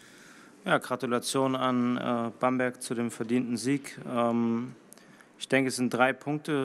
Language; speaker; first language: German; native; German